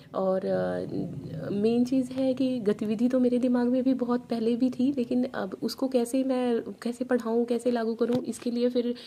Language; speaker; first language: Hindi; native; Hindi